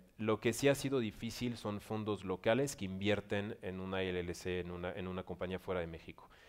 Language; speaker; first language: Spanish; non-native, fluent; French